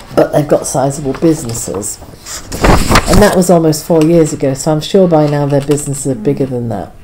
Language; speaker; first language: English; native; English